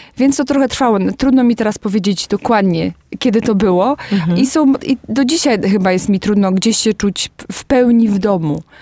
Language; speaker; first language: Polish; early bilingual, heritage; Polish